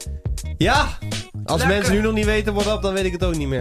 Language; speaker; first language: Dutch; native; Dutch